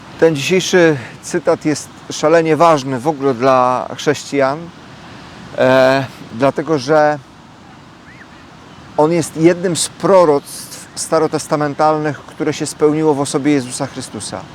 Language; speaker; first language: Polish; native; Polish